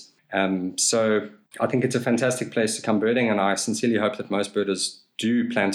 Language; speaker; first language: English; native; English